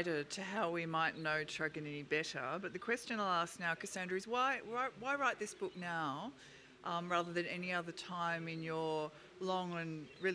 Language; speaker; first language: English; native; English